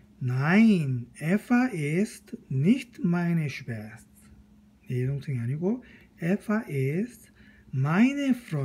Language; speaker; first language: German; non-native, fluent; Korean